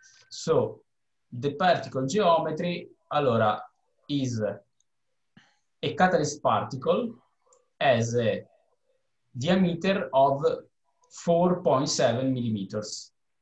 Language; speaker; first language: English; non-native, fluent; Italian